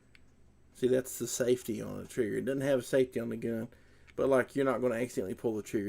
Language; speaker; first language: English; native; English